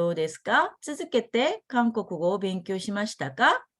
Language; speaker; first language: Japanese; non-native, fluent; Korean